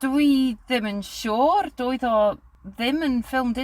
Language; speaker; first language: Welsh; non-native, learner; English